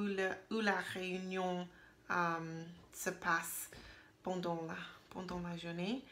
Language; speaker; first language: French; non-native, learner; English